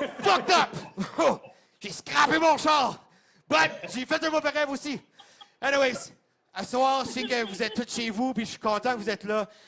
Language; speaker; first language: French; non-native, local second language; English